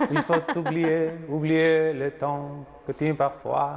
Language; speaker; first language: French; non-native, learner; Greek